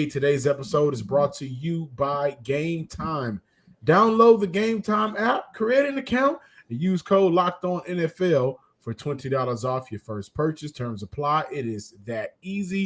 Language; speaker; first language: English; native; English